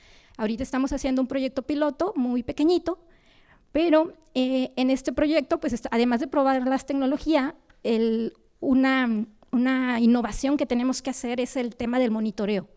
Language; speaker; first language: Spanish; native; Spanish